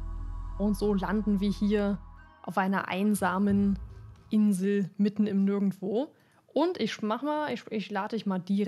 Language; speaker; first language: German; native; German